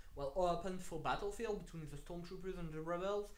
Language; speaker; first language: English; non-native, fluent; French